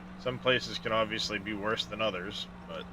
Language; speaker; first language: English; native; English